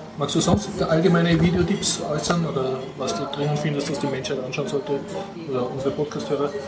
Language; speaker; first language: German; native; German